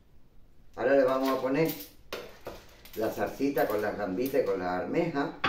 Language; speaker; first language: Spanish; native; Spanish